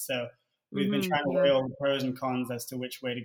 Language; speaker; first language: English; native; English